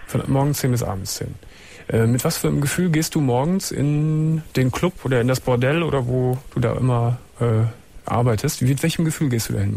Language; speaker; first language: German; native; German